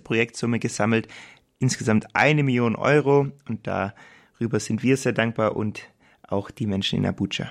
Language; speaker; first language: German; native; German